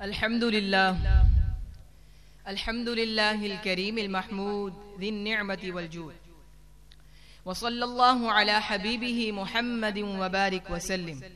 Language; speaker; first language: Arabic; non-native, learner; Urdu